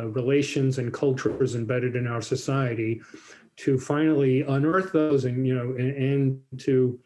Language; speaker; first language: English; native; English